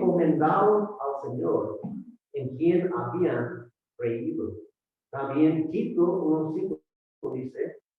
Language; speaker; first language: Spanish; non-native, fluent; English